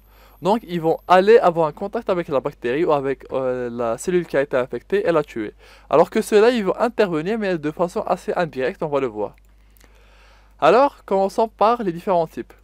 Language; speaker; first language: French; non-native, local second language; Arabic